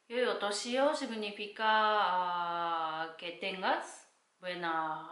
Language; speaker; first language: Spanish; non-native, learner; Japanese